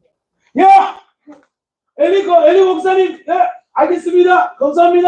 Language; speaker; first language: Korean; non-native, learner; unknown